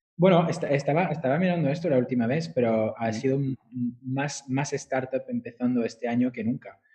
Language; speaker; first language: Spanish; non-native, fluent; French